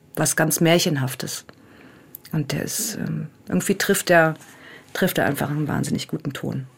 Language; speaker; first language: German; native; German